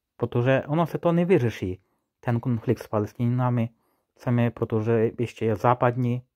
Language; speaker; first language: Czech; non-native, fluent; Ukrainian